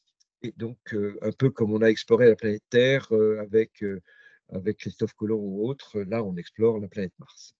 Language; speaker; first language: French; native; French